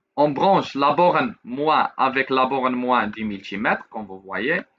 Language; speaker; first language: French; non-native, local second language; Arabic